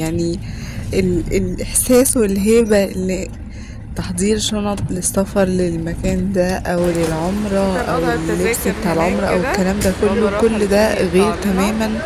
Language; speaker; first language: Arabic; native; Arabic